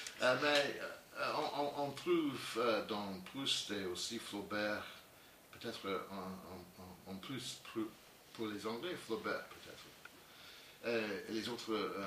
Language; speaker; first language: French; non-native, learner; English